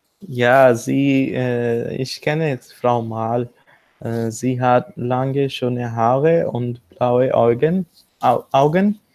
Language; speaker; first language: German; non-native, learner; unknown